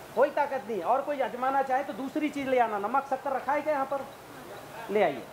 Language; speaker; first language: Hindi; native; Hindi